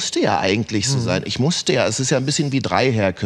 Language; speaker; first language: German; native; German